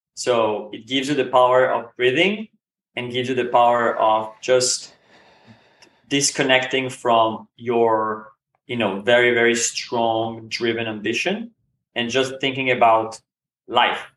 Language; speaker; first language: English; non-native, fluent; Hebrew